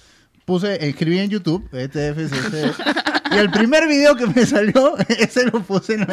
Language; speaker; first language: Spanish; native; Spanish